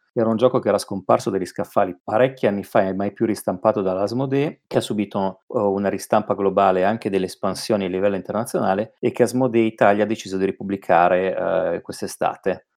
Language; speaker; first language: Italian; native; Italian